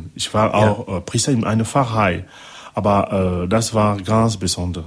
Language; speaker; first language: German; non-native, learner; French